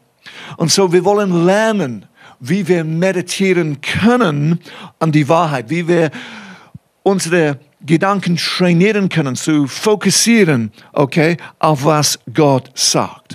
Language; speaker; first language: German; non-native, fluent; English